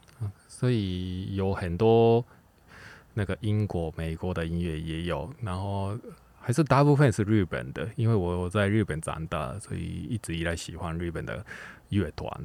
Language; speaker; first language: Chinese; non-native, fluent; Japanese